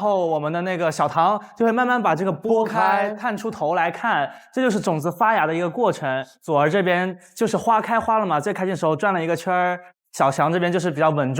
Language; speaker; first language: Chinese; native; Chinese